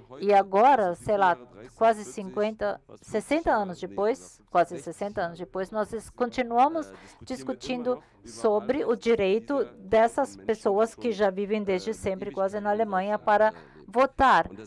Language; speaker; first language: Portuguese; non-native, learner; German